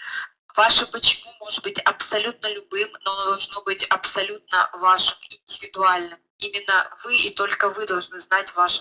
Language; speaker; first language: Russian; native; Russian